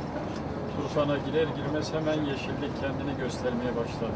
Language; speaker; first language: Turkish; native; Turkish